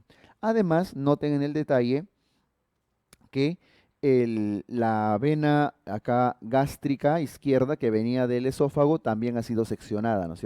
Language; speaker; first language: Spanish; native; Spanish